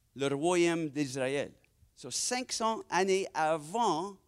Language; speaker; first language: French; non-native, fluent; English